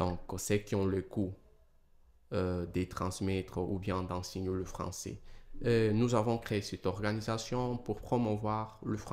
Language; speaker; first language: French; non-native, fluent; Portuguese